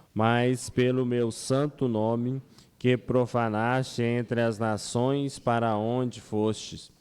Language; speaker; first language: Portuguese; native; Portuguese